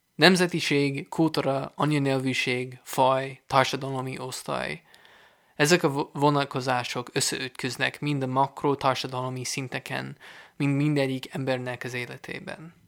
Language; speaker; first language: Hungarian; non-native, fluent; English